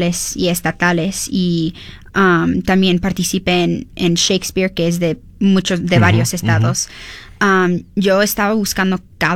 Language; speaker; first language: Spanish; early bilingual, heritage; Spanish